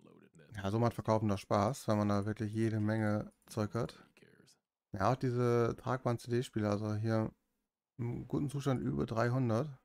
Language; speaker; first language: German; native; German